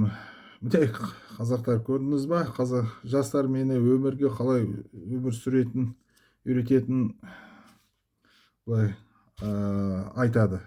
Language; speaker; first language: Kazakh; non-native, local second language; Russian